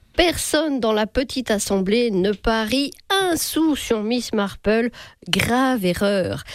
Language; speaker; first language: French; native; French